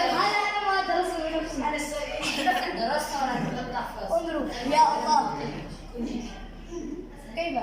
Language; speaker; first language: Arabic; non-native, learner; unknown